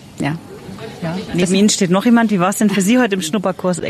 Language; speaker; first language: German; native; German